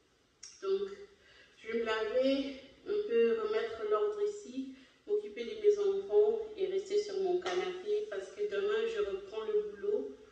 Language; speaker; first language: French; non-native, local second language; Lingala